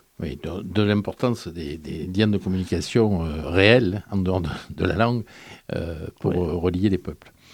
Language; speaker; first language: French; native; French